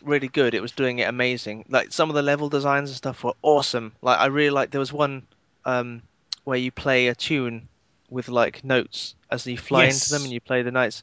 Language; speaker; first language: English; native; English